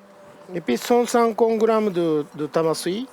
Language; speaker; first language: French; non-native, learner; Japanese